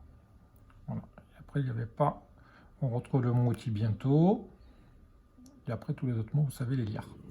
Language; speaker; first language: French; native; French